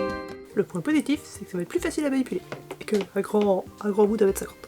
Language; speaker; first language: French; native; French